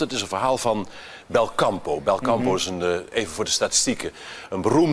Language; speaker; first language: Dutch; native; Dutch